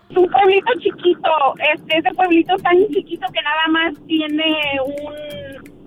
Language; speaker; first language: Spanish; native; Spanish